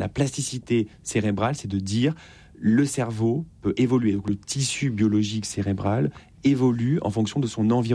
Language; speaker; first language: French; native; French